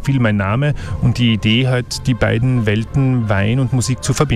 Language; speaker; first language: German; native; German